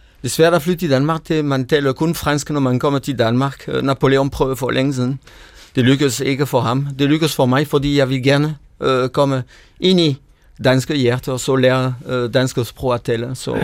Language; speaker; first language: Danish; non-native, fluent; French